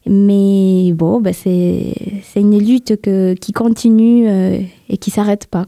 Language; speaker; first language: French; non-native, fluent; Spanish